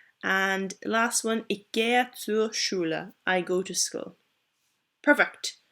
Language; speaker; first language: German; non-native, fluent; English